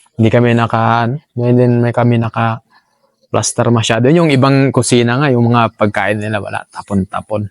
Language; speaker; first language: Filipino; non-native, local second language; Cebuano